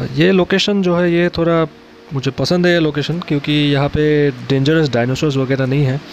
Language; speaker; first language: Hindi; non-native, local second language; Assamese